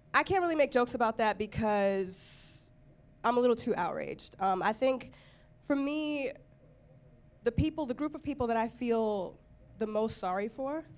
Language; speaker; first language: English; native; English